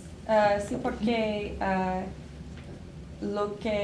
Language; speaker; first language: Spanish; non-native, learner; English